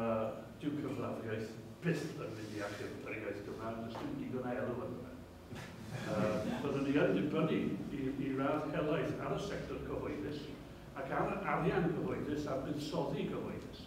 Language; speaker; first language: Welsh; native; Welsh